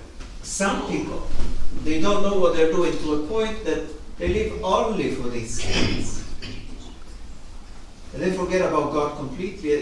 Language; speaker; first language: English; non-native, fluent; Italian